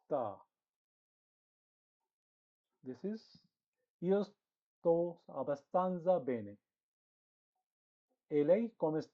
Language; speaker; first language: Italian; non-native, fluent; Hindi